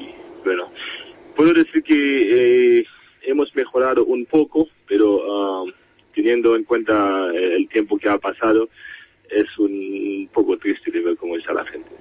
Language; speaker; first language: Spanish; non-native, fluent; Haitian Creole